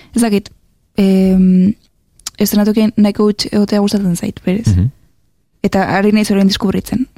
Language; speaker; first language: Basque; native; Basque